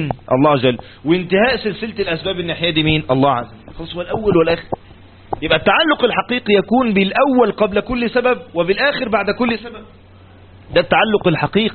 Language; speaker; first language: Arabic; native; Arabic